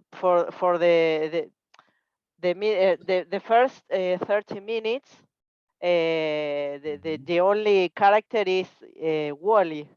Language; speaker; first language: English; non-native, learner; Spanish